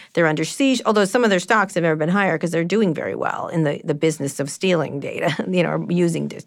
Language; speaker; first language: English; native; English